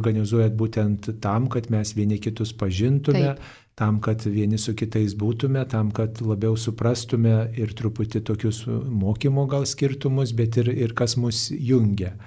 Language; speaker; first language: Lithuanian; native; Lithuanian